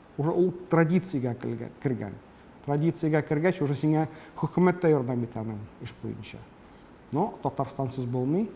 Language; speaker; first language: Tatar; early bilingual, heritage; Tatar